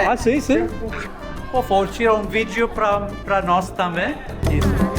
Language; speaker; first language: Portuguese; non-native, learner; English